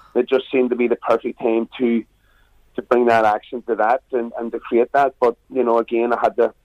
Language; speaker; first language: English; native; English